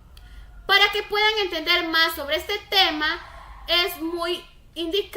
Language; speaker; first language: Spanish; native; Spanish